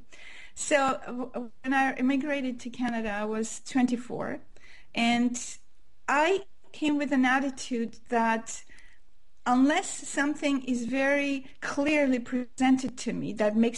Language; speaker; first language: English; non-native, fluent; Armenian